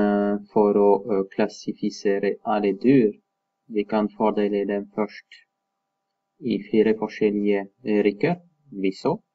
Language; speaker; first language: Norwegian; non-native, fluent; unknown